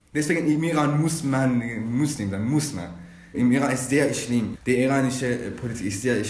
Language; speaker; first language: German; non-native, learner; Persian